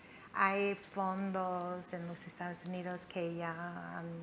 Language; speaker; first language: Spanish; non-native, fluent; English